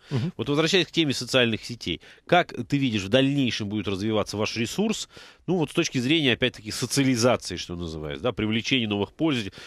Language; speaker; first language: Russian; native; Russian